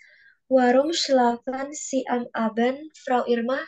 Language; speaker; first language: German; non-native, learner; Indonesian